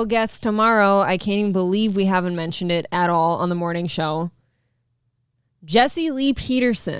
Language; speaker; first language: English; native; English